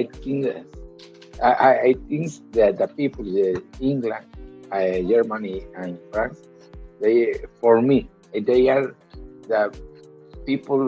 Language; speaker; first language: English; non-native, learner; Spanish